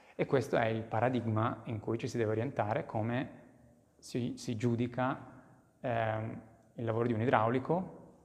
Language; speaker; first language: Italian; native; Italian